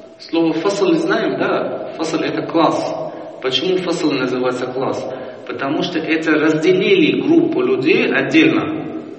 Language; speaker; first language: Russian; non-native, fluent; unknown